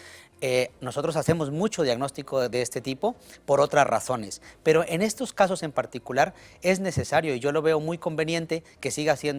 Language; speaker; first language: Spanish; native; Spanish